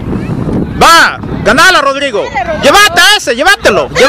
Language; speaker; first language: Spanish; native; Spanish